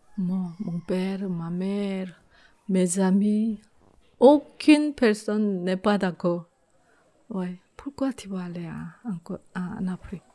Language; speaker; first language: French; non-native, learner; Korean